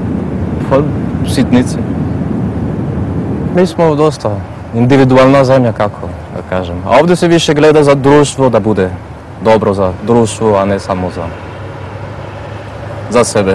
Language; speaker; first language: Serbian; non-native, fluent; French